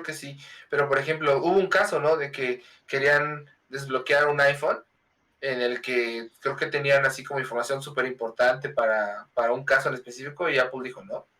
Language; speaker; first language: Spanish; native; Spanish